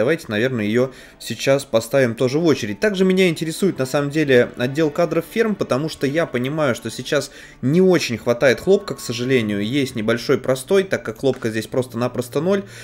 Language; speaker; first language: Russian; native; Russian